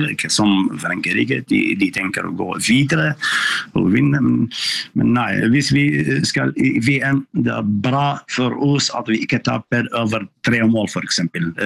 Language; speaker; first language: Norwegian; non-native, learner; Arabic